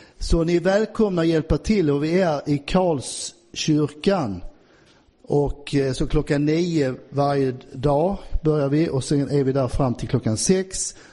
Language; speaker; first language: Swedish; native; Swedish